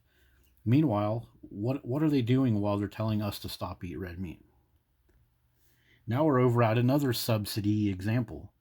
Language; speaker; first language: English; native; English